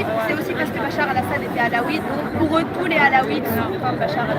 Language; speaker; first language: French; native; French